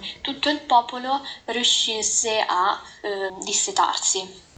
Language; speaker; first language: Italian; native; Italian